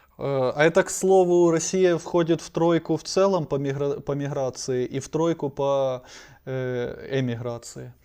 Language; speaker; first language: Russian; non-native, local second language; Ukrainian